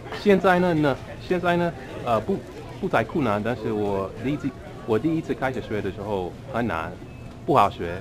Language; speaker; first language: Chinese; non-native, learner; English